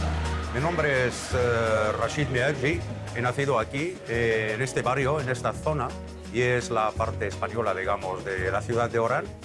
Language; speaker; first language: Spanish; early bilingual, heritage; Arabic